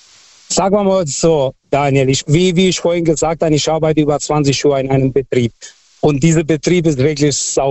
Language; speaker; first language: German; early bilingual, other home language; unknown